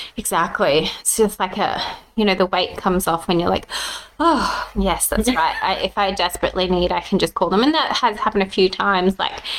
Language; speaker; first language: English; native; English